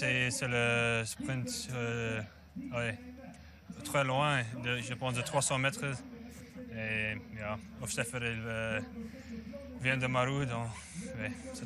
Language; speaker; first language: French; non-native, learner; Dutch